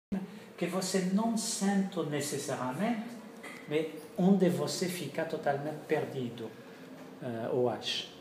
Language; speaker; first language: Portuguese; non-native, fluent; French